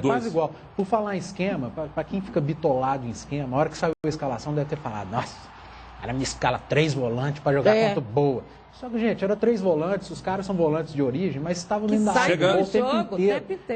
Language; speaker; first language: Portuguese; native; Portuguese